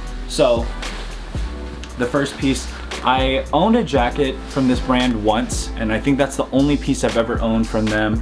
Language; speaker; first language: English; native; English